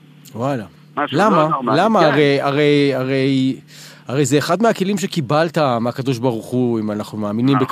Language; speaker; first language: Hebrew; native; Hebrew